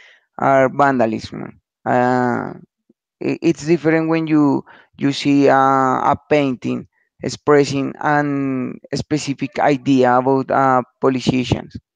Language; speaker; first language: English; non-native, learner; Spanish